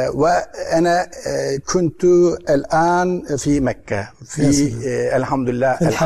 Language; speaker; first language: Arabic; non-native, learner; Turkish